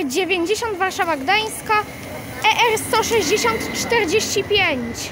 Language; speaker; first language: Polish; native; Polish